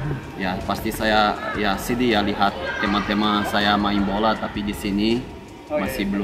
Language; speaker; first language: Indonesian; non-native, fluent; Portuguese